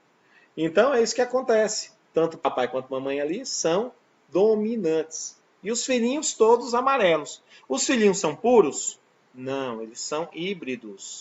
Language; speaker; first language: Portuguese; native; Portuguese